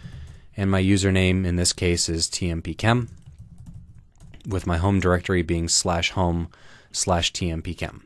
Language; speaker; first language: English; native; English